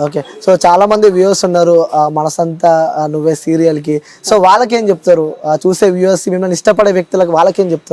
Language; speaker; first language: Telugu; native; Telugu